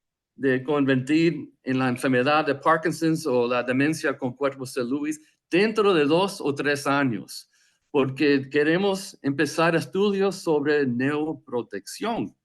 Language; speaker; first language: Spanish; non-native, fluent; English